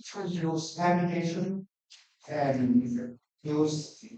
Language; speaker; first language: English; non-native, learner; Thai